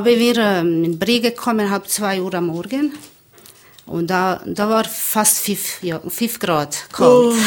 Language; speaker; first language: German; non-native, learner; Bosnian